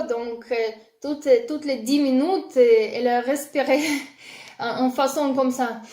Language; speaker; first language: French; non-native, learner; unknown